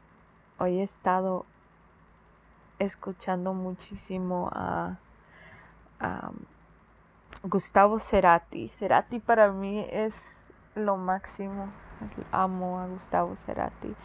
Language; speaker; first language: Spanish; early bilingual, heritage; Spanish